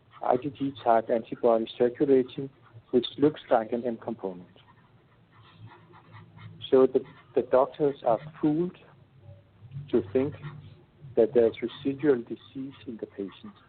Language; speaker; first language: English; non-native, fluent; Danish